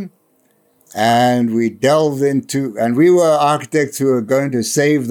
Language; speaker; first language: English; native; English